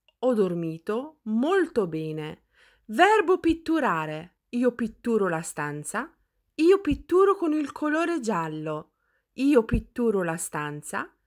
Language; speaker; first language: Italian; non-native, fluent; Arabic